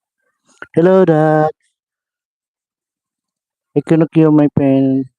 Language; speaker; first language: English; non-native, learner; Bikol